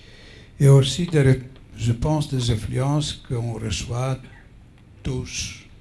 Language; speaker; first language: French; non-native, fluent; Greek